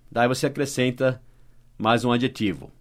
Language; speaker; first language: Portuguese; non-native, fluent; English